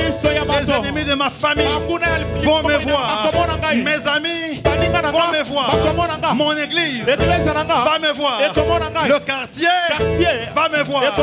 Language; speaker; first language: French; non-native, local second language; Lingala